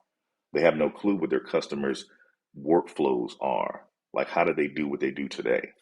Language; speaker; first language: English; native; English